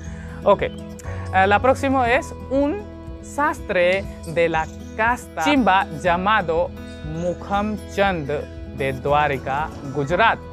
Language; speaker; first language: Spanish; non-native, learner; Hindi